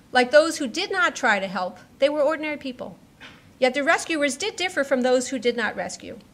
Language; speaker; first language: English; native; English